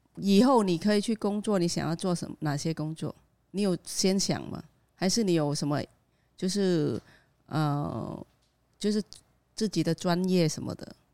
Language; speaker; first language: Chinese; non-native, fluent; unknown